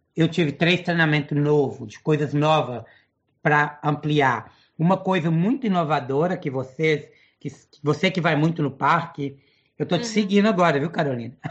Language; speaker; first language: Portuguese; non-native, fluent; English